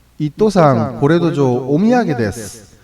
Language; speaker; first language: Japanese; non-native, learner; Korean